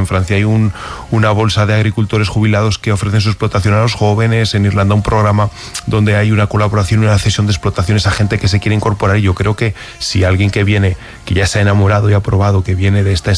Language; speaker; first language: Spanish; native; Spanish